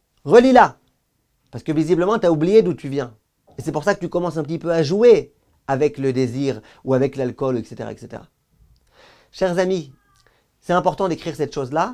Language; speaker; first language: French; native; French